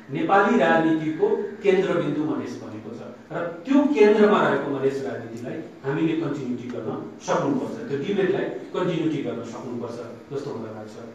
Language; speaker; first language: Nepali; non-native, local second language; Maithili